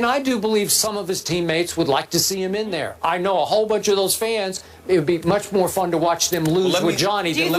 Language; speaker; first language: English; native; English